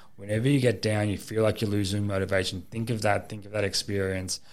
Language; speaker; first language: English; native; English